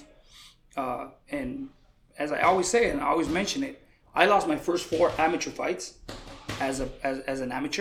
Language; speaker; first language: English; early bilingual, other home language; Spanish